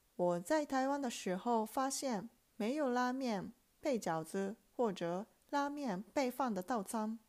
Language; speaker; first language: Chinese; non-native, fluent; Japanese